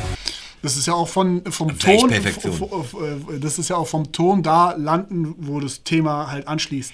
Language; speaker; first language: German; native; German